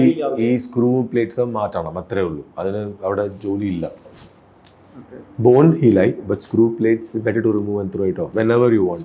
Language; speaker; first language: Malayalam; non-native, local second language; Tamil